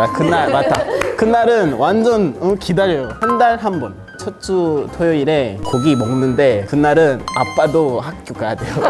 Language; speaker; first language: Korean; non-native, fluent; Kinyarwanda